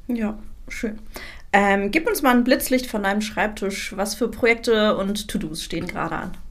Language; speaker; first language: German; native; German